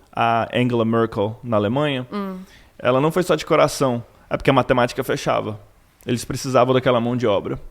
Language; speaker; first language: Portuguese; native; Portuguese